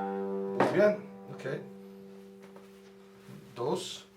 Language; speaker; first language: Spanish; non-native, learner; English